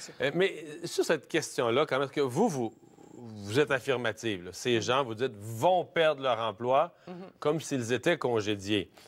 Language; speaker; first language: French; native; French